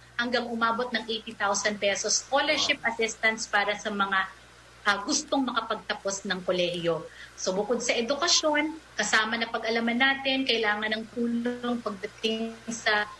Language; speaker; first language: Filipino; native; Filipino